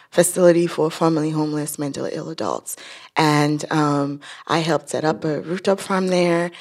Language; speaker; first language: English; non-native, local second language; Yoruba